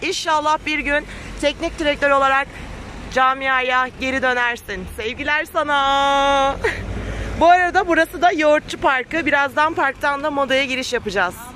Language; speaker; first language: Turkish; native; Turkish